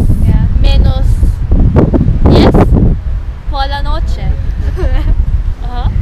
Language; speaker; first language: Spanish; non-native, learner; German